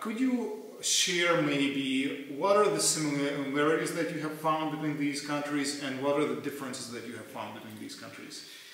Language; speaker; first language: English; non-native, fluent; Ukrainian